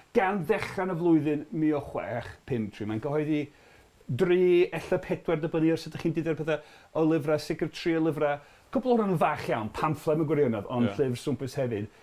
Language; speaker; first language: Welsh; non-native, fluent; English